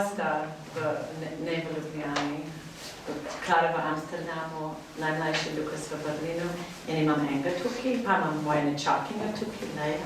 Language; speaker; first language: Slovenian; non-native, fluent; English